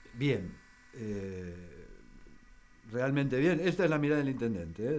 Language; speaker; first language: Spanish; native; Spanish